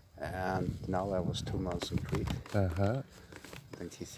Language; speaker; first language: English; non-native, learner; German